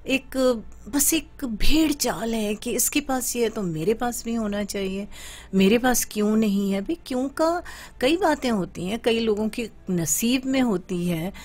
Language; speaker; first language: Urdu; native; Urdu